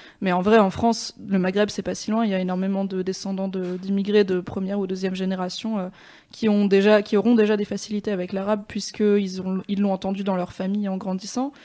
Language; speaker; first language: French; native; French